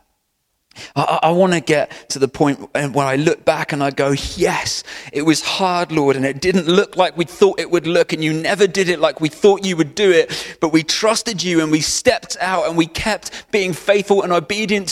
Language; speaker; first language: English; native; English